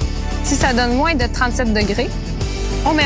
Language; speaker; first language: French; native; French